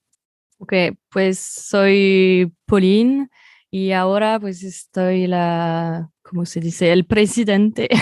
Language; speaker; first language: Spanish; non-native, fluent; French